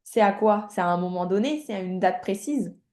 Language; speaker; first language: French; native; French